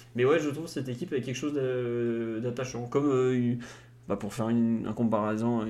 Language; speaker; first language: French; native; French